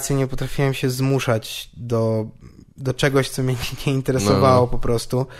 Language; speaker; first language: Polish; native; Polish